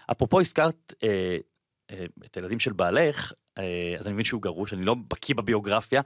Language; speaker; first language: Hebrew; native; Hebrew